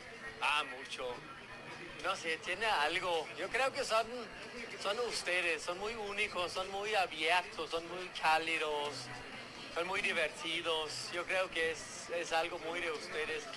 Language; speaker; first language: Spanish; non-native, fluent; Danish